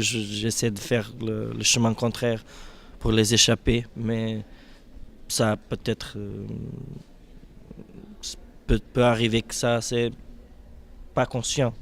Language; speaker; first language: French; non-native, fluent; Portuguese